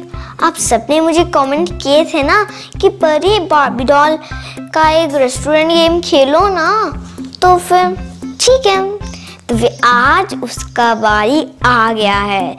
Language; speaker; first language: Hindi; native; Hindi